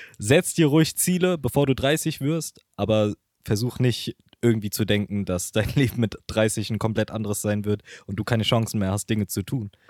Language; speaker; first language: German; early bilingual, other home language; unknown